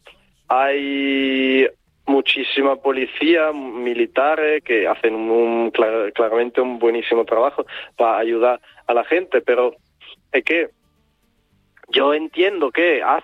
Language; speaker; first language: Spanish; non-native, fluent; Italian